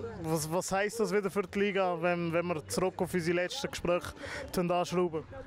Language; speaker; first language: German; native; German